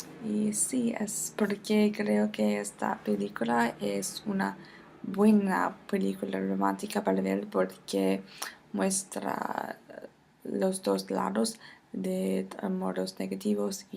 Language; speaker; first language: Spanish; non-native, fluent; English